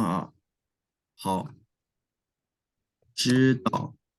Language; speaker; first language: Chinese; non-native, learner; English